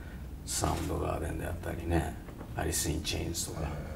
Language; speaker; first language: Japanese; native; Japanese